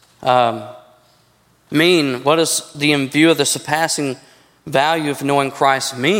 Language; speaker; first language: English; native; English